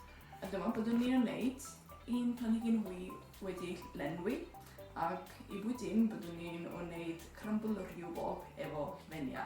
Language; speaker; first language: Welsh; non-native, learner; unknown